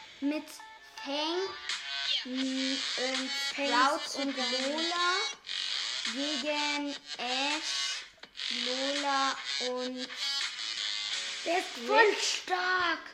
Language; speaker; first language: German; native; German